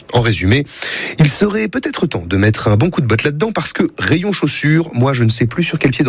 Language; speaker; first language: French; native; French